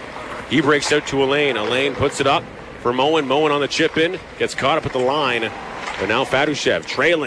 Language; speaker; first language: English; native; English